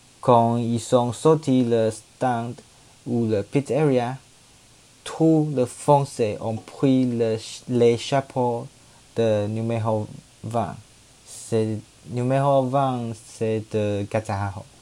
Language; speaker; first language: French; non-native, learner; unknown